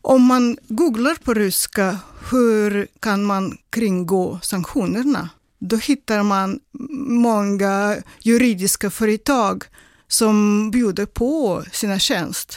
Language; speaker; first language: Swedish; non-native, fluent; Russian